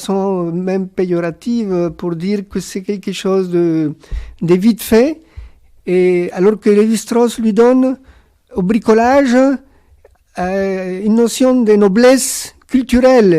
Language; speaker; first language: French; non-native, fluent; Spanish